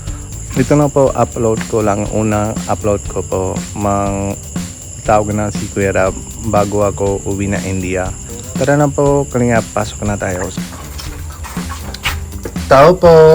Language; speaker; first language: Filipino; non-native, learner; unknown